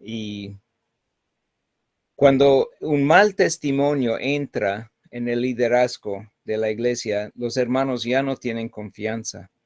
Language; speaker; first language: Spanish; non-native, fluent; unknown